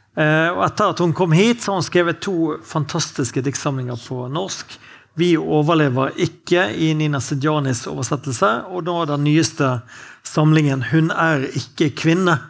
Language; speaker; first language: Norwegian; native; Norwegian